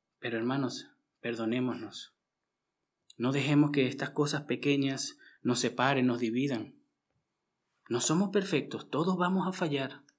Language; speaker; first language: Spanish; native; Spanish